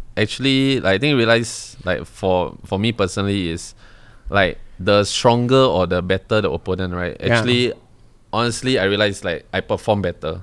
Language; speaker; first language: English; native; English